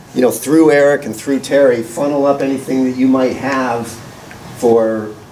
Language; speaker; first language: English; native; English